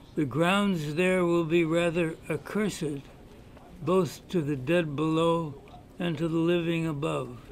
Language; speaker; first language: English; native; English